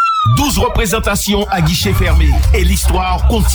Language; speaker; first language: French; native; French